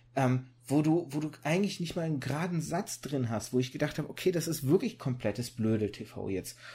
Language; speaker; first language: German; native; German